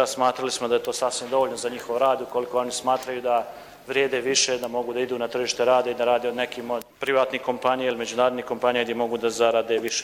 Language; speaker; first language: Croatian; native; Croatian